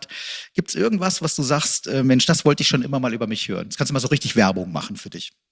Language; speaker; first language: German; native; German